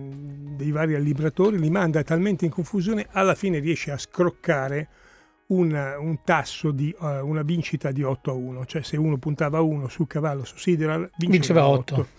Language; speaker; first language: Italian; native; Italian